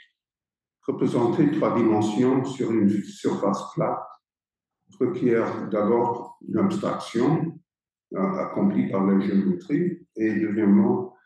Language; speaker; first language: French; non-native, fluent; English